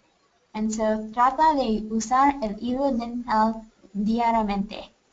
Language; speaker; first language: Spanish; non-native, learner; English